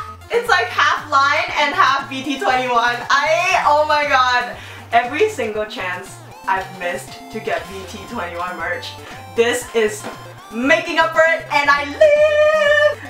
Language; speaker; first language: English; non-native, local second language; Chinese